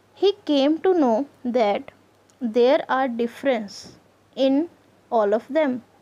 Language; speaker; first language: English; non-native, local second language; Punjabi